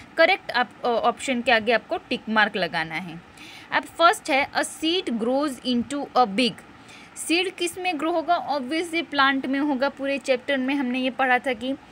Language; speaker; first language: Hindi; non-native, local second language; Gujarati